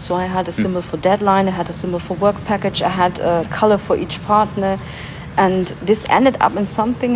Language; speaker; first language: English; non-native, fluent; German